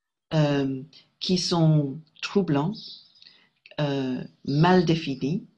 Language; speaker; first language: French; non-native, fluent; English